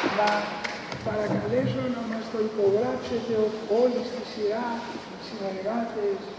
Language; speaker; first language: Greek; early bilingual, heritage; Greek